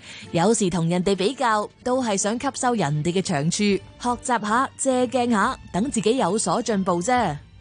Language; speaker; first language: Cantonese; native; Cantonese